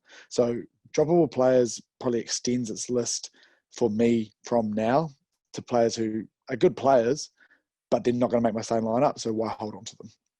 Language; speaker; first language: English; native; English